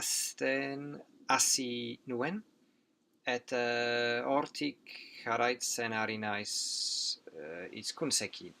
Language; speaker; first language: Basque; non-native, learner; English